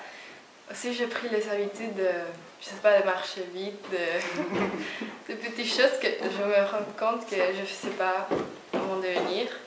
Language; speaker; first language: French; non-native, fluent; Spanish